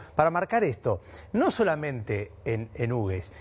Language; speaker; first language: Spanish; native; Spanish